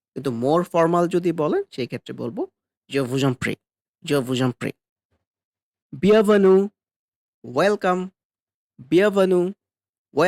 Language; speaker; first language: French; non-native, fluent; Bangla